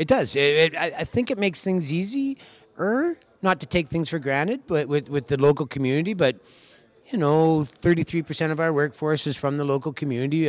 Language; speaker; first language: English; native; English